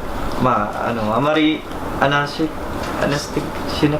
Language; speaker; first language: Japanese; non-native, learner; Filipino